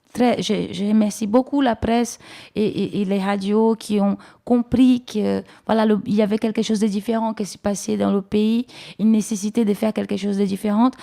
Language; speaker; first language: French; non-native, fluent; Portuguese